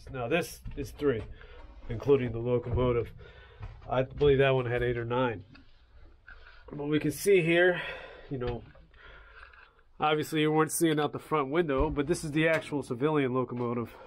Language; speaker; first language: English; native; English